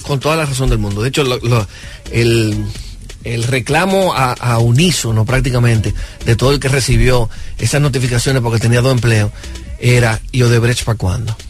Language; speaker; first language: Spanish; native; Spanish